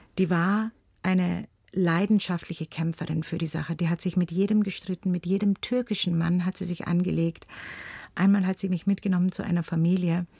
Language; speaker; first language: German; early bilingual, other home language; Turkish